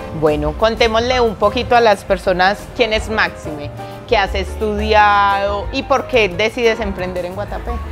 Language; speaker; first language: Spanish; native; Spanish